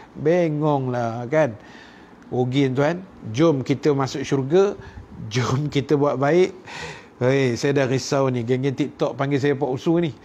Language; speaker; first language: Malay; native; Malay